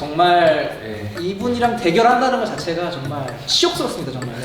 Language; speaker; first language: Korean; native; Korean